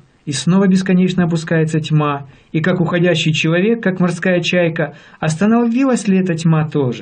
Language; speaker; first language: Russian; native; Russian